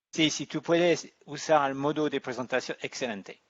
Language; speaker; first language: Spanish; non-native, learner; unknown